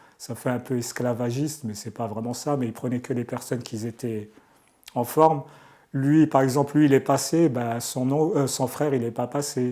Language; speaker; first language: French; early bilingual, other home language; Arabic